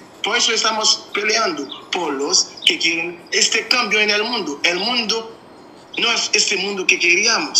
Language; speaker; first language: Spanish; non-native, fluent; Haitian Creole